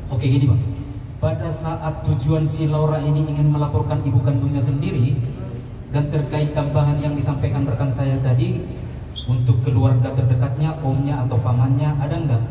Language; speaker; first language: Indonesian; non-native, local second language; Batak Toba